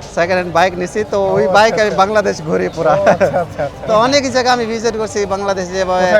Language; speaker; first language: Bangla; non-native, fluent; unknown